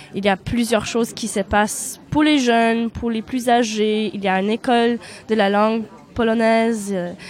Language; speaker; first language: French; non-native, fluent; Polish